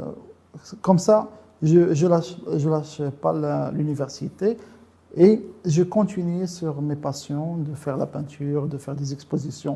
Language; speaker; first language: French; non-native, local second language; Arabic